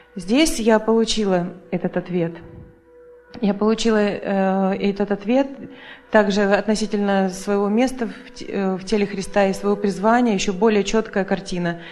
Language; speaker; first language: Russian; native; Russian